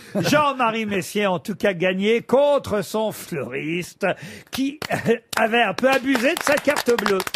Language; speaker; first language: French; native; French